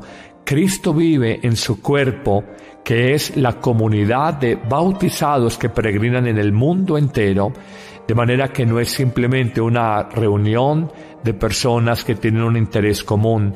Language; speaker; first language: Spanish; native; Spanish